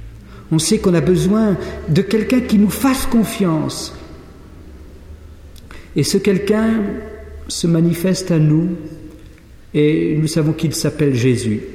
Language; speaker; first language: French; native; French